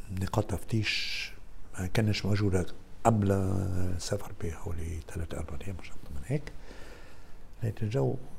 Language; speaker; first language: Arabic; non-native, fluent; German